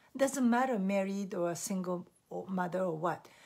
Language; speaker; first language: English; non-native, fluent; Japanese